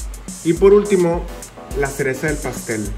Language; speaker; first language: Spanish; native; Spanish